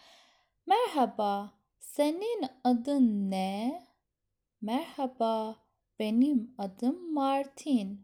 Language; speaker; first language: Turkish; non-native, fluent; Persian